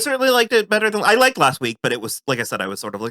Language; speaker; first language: English; native; English